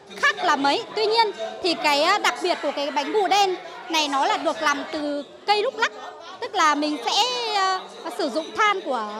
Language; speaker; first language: Vietnamese; native; Vietnamese